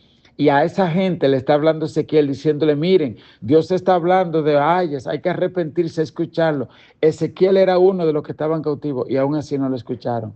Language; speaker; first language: Spanish; native; Spanish